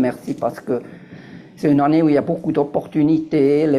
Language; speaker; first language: French; native; French